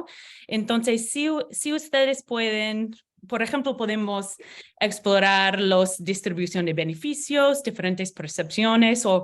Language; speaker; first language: Spanish; non-native, learner; English